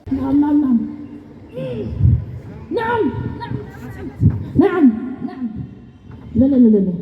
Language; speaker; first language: Arabic; non-native, learner; Bangla